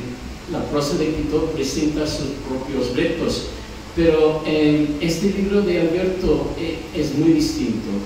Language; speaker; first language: Spanish; non-native, fluent; English